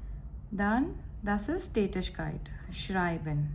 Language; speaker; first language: German; non-native, fluent; Gujarati